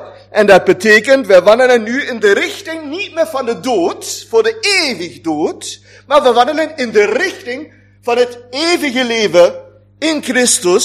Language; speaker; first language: Dutch; non-native, fluent; German